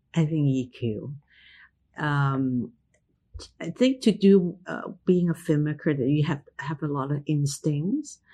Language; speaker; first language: English; non-native, local second language; Cantonese